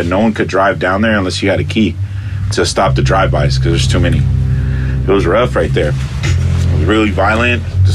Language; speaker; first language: English; early bilingual, other home language; Spanish